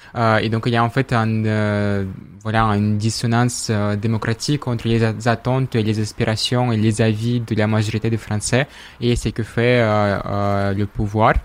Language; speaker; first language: French; non-native, fluent; Russian